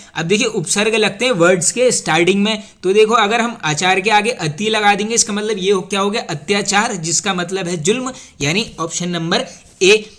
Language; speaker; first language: Hindi; native; Hindi